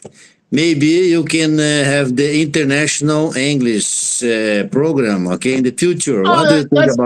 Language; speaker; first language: English; non-native, fluent; Portuguese